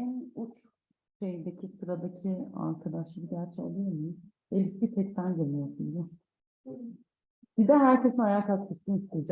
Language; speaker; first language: Turkish; native; Turkish